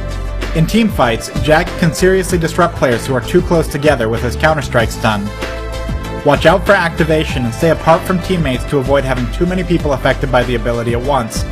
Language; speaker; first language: English; native; English